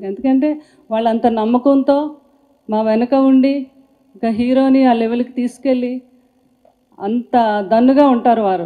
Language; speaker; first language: Telugu; native; Telugu